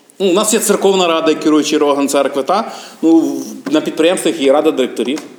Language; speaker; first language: Ukrainian; native; Ukrainian